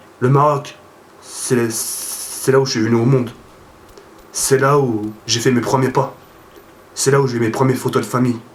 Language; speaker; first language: French; early bilingual, other home language; Arabic